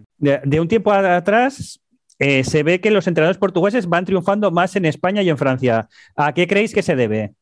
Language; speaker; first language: Spanish; native; Spanish